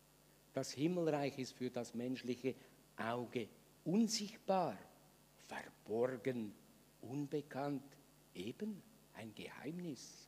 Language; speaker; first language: German; native; German